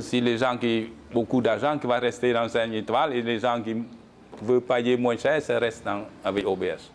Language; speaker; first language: French; non-native, learner; Khmer